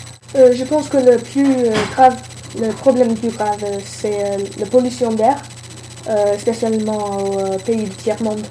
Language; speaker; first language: French; non-native, learner; English